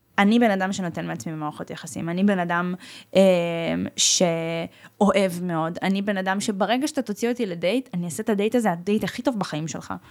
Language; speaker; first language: Hebrew; native; Hebrew